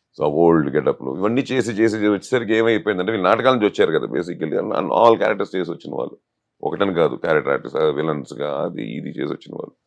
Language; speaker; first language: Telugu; native; Telugu